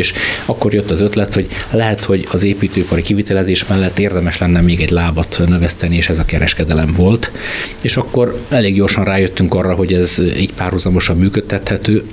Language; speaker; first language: Hungarian; non-native, local second language; German